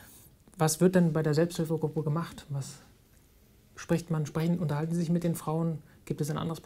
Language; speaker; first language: German; native; German